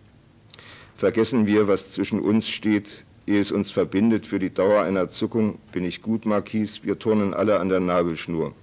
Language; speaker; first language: German; native; German